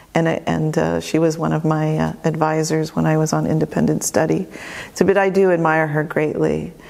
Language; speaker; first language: English; native; English